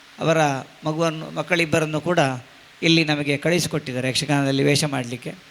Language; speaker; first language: Kannada; non-native, local second language; Tulu